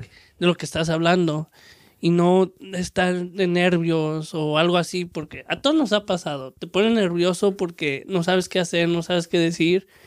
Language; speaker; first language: Spanish; native; Spanish